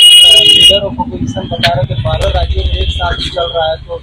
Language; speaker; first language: Hindi; native; Hindi